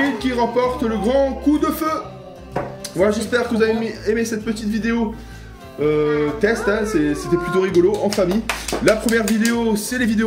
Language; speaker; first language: French; native; French